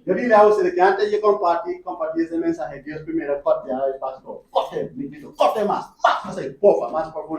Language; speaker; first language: Spanish; non-native, learner; English